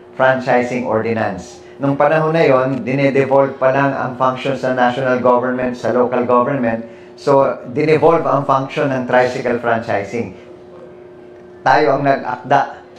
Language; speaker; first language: Filipino; native; Filipino